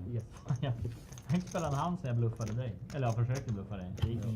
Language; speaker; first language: Swedish; native; Swedish